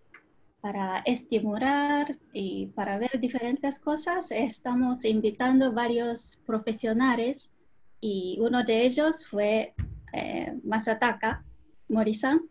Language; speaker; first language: Spanish; non-native, learner; Japanese